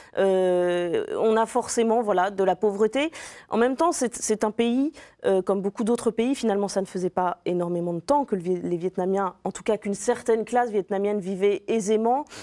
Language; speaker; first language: French; native; French